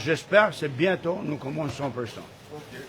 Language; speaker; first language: French; non-native, learner; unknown